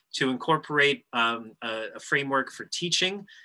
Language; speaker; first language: English; native; English